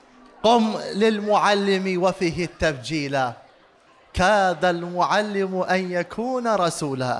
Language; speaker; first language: Arabic; native; Arabic